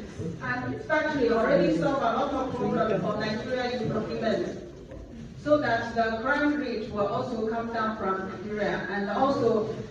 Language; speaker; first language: English; non-native, learner; Chinese